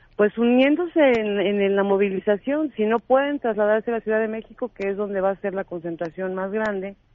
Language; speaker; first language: Spanish; native; Spanish